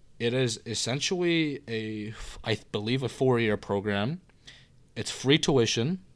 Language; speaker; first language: English; early bilingual, other home language; Korean